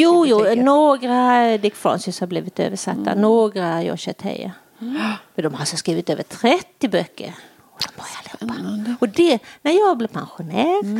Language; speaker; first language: Swedish; native; Swedish